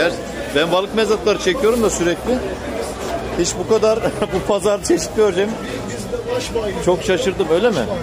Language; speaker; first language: Turkish; native; Turkish